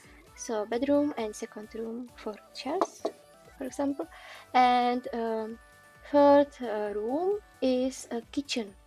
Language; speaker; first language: English; non-native, learner; Czech